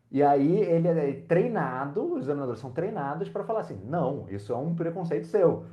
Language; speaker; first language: Portuguese; native; Portuguese